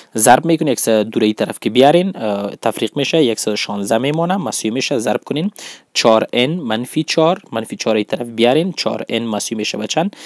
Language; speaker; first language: Persian; non-native, local second language; Pashto